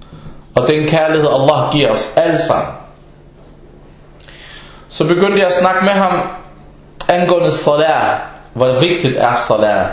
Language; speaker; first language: Danish; non-native, local second language; Arabic